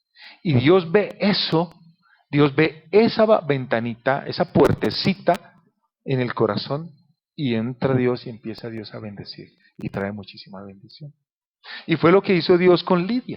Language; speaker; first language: Spanish; native; Spanish